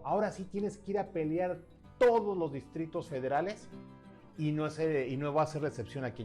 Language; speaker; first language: Spanish; native; Spanish